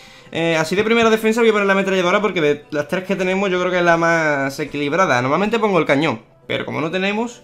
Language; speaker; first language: Spanish; native; Spanish